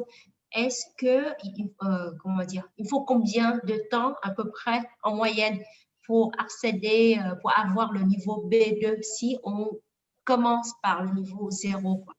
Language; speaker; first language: French; non-native, fluent; Vietnamese